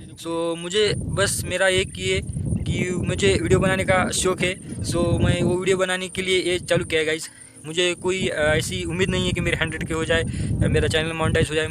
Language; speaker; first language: Hindi; non-native, local second language; Marathi